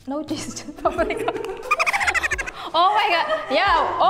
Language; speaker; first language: English; non-native, local second language; Filipino